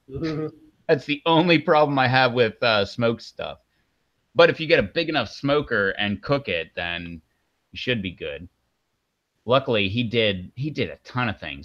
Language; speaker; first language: English; native; English